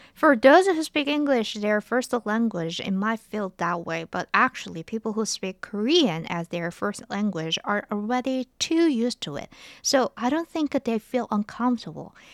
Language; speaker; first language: English; non-native, fluent; Korean